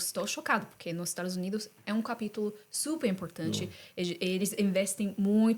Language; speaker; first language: Portuguese; non-native, fluent; English